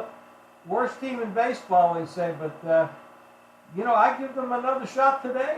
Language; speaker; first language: English; native; English